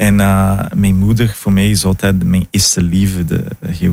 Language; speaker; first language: Dutch; non-native, learner; Portuguese